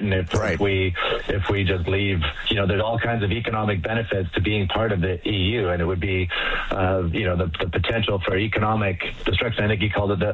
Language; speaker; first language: English; native; English